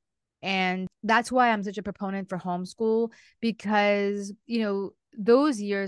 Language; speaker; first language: English; native; English